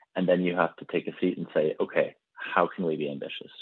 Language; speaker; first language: English; native; English